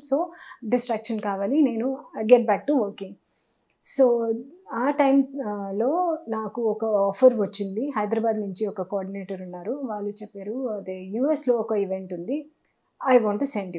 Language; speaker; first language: Telugu; non-native, learner; Hindi